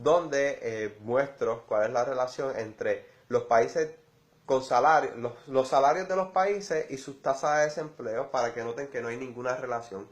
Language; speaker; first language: Spanish; native; Spanish